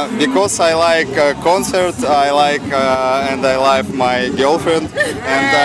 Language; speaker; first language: English; non-native, learner; Russian